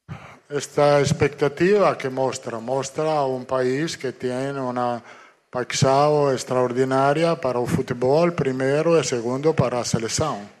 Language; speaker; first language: Portuguese; non-native, fluent; Italian